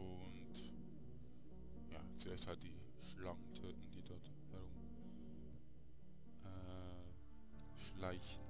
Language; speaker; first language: German; native; German